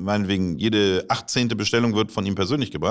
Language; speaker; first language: German; native; German